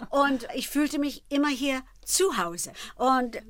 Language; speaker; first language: German; non-native, fluent; English